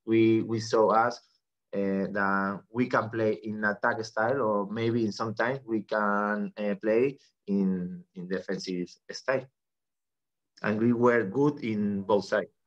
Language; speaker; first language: English; non-native, fluent; Spanish